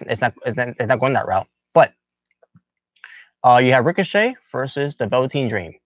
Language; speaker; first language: English; native; English